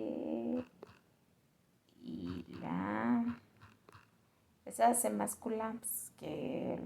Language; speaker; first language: French; non-native, learner; Spanish